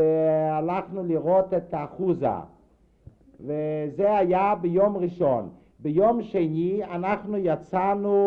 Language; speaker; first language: Hebrew; non-native, fluent; Yiddish